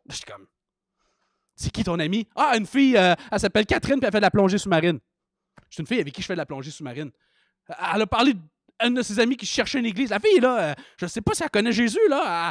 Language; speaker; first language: French; native; French